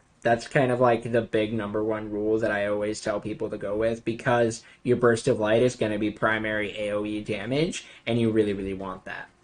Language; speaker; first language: English; native; English